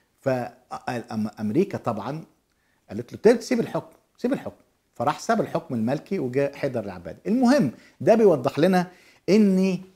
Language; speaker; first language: Arabic; native; Arabic